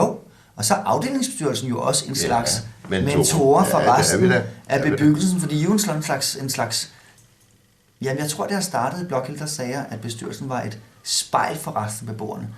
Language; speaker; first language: Danish; native; Danish